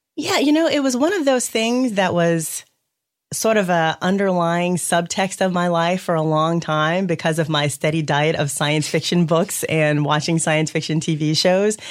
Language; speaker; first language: English; native; English